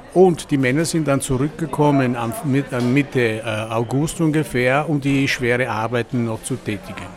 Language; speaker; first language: German; non-native, fluent; Italian